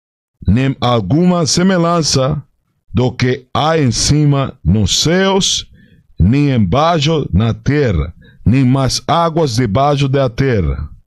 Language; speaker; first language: Portuguese; non-native, fluent; Spanish